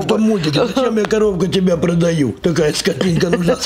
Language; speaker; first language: Russian; native; Russian